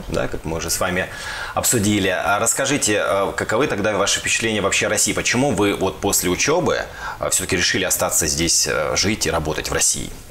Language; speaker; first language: Russian; native; Russian